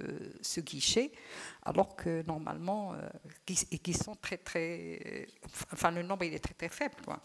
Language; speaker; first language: French; non-native, local second language; Arabic